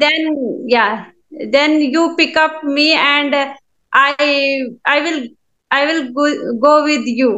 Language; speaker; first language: English; non-native, learner; Hindi